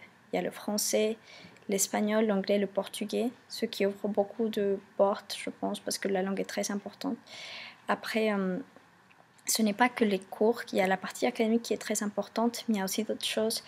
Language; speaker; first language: French; non-native, fluent; Spanish